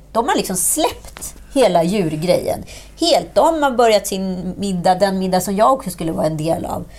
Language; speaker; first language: Swedish; native; Swedish